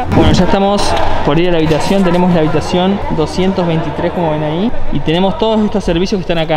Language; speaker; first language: Spanish; native; Spanish